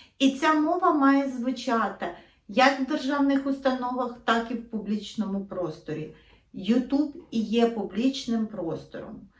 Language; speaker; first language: Ukrainian; native; Ukrainian